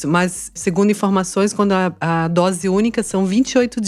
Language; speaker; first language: Portuguese; native; Portuguese